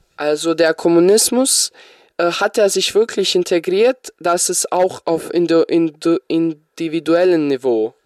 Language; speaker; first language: German; non-native, fluent; Bosnian